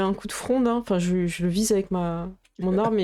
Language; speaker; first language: French; native; French